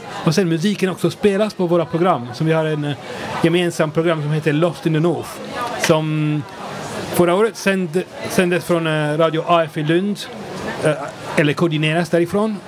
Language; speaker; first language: Swedish; non-native, fluent; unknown